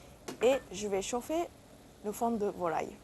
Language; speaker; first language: French; non-native, learner; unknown